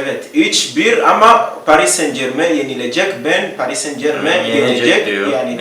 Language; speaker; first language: Turkish; non-native, learner; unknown